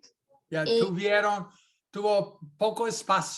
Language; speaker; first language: Spanish; non-native, fluent; English